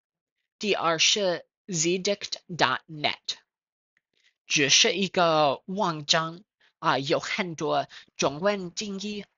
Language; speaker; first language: Chinese; non-native, learner; English